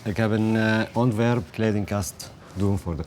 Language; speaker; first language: Dutch; non-native, learner; Arabic